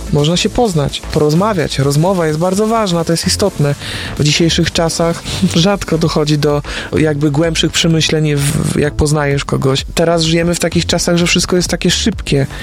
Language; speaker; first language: Polish; native; Polish